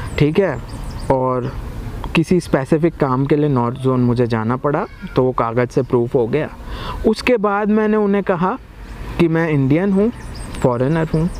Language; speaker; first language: Hindi; native; Hindi